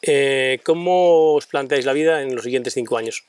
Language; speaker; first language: Spanish; native; Spanish